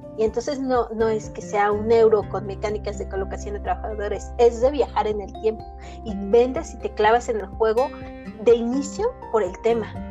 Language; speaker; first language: Spanish; native; Spanish